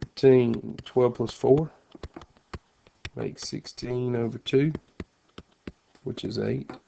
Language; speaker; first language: English; native; English